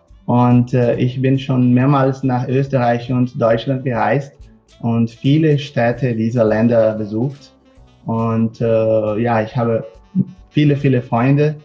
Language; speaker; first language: German; non-native, fluent; Portuguese